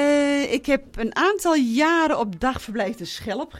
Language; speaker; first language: Dutch; native; Dutch